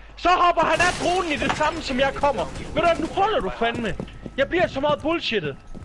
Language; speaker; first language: Danish; native; Danish